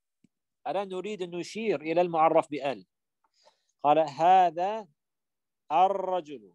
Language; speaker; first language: Arabic; non-native, fluent; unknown